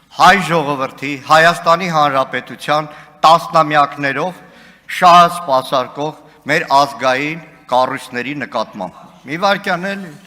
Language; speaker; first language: Armenian; native; Armenian